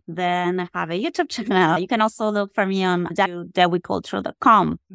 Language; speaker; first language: English; non-native, fluent; Spanish